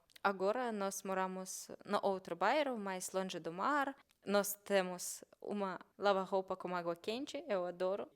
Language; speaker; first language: Portuguese; non-native, learner; Russian